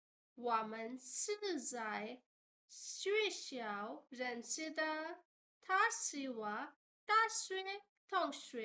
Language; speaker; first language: Chinese; non-native, fluent; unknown